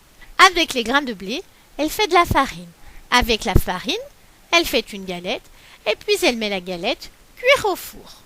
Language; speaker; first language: French; native; French